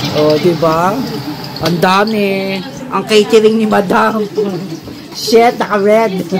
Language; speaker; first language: Filipino; native; Filipino